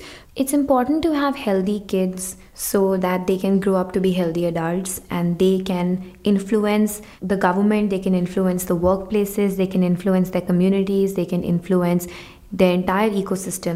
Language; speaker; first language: English; non-native, local second language; Hindi